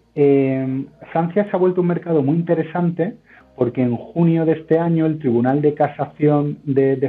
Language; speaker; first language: Spanish; native; Spanish